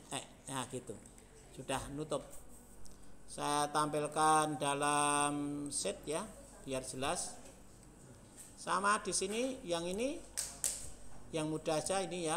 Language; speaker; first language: Indonesian; native; Indonesian